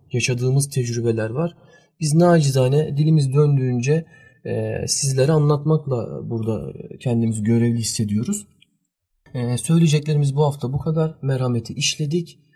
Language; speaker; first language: Turkish; early bilingual, heritage; Turkish